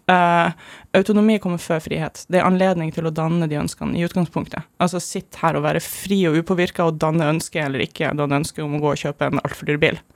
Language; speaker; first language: Norwegian; early bilingual, other home language; German